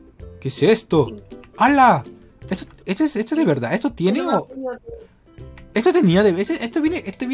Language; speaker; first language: Spanish; native; Spanish